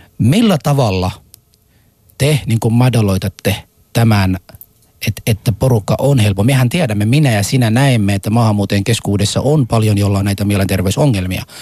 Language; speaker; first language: Finnish; non-native, fluent; Persian